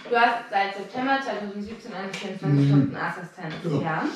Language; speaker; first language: German; native; German